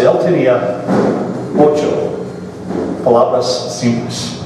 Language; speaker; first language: Spanish; non-native, fluent; English